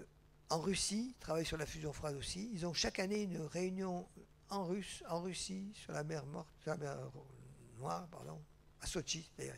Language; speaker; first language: French; native; French